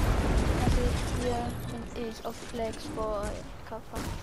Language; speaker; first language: German; native; German